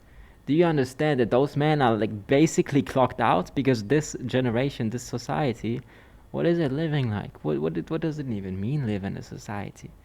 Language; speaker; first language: English; non-native, fluent; German